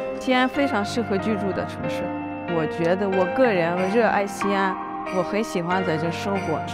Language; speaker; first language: Chinese; non-native, fluent; Russian